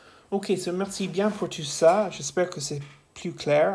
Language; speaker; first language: French; non-native, fluent; English